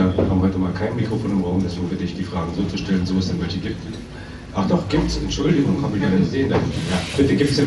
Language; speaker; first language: German; native; German